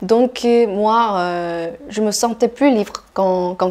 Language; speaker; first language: French; non-native, fluent; Korean